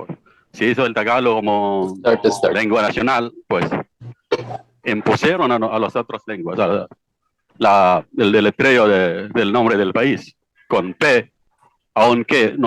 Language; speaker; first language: Spanish; non-native, fluent; Iloko